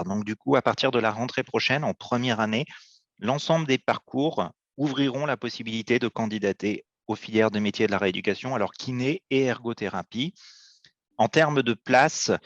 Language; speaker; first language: French; native; French